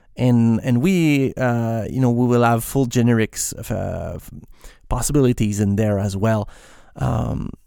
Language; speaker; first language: English; non-native, fluent; French